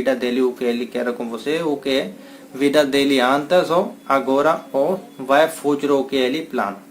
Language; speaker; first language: Portuguese; non-native, learner; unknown